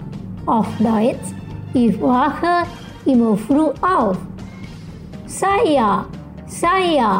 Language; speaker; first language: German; non-native, fluent; Indonesian